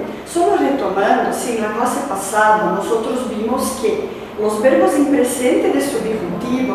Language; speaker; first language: Spanish; non-native, fluent; Portuguese